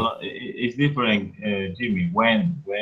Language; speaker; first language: English; non-native, fluent; Spanish